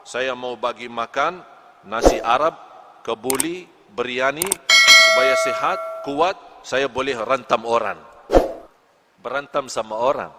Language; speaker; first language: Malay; non-native, fluent; Arabic